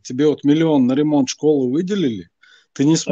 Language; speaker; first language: Russian; non-native, local second language; Chechen